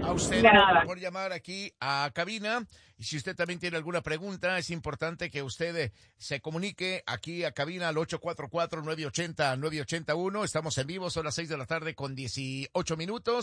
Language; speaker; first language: Spanish; native; Spanish